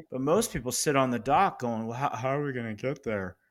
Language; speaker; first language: English; native; English